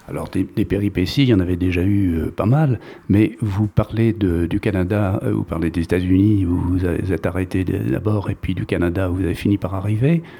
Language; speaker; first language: French; native; French